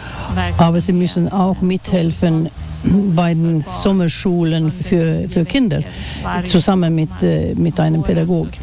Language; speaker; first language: German; non-native, fluent; Swedish